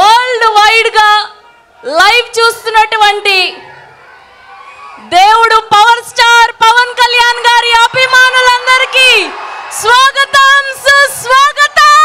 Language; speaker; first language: Telugu; native; Telugu